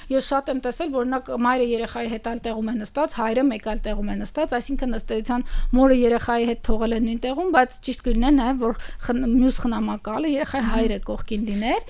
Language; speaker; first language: Armenian; native; Armenian